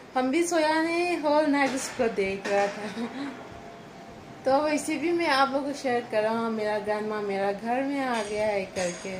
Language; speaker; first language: Hindi; non-native, local second language; Bangla